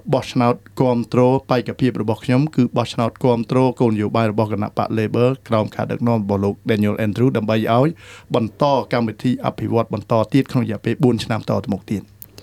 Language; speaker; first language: Khmer; native; Khmer